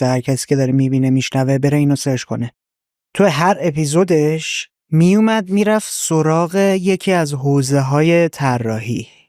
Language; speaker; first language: Persian; native; Persian